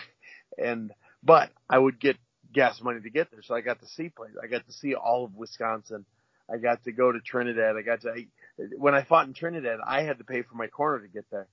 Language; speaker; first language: English; native; English